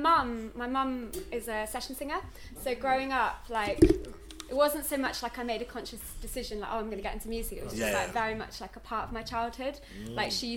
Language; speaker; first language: English; native; English